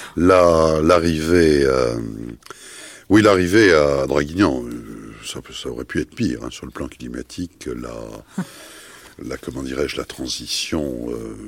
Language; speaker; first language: French; native; French